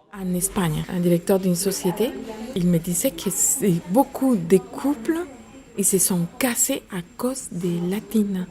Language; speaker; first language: French; non-native, fluent; Spanish